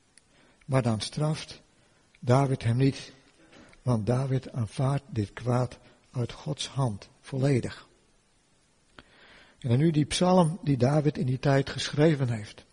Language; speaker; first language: Dutch; native; Dutch